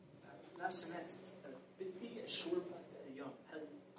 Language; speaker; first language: Arabic; non-native, learner; English